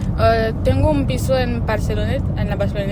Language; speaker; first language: Spanish; non-native, learner; French